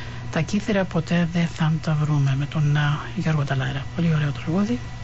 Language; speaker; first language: Greek; native; Greek